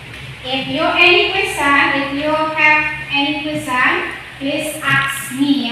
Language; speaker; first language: English; non-native, learner; Indonesian